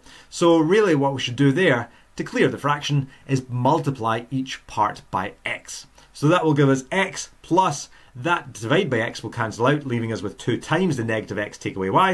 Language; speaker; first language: English; native; English